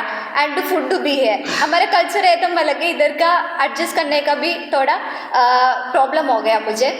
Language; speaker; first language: Hindi; non-native, local second language; Malayalam